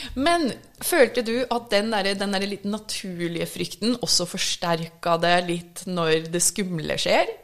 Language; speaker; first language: Norwegian; early bilingual, other home language; English